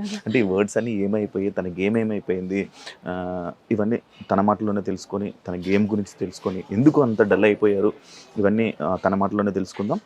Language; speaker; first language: Telugu; native; Telugu